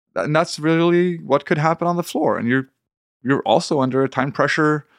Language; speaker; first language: English; non-native, fluent; Swedish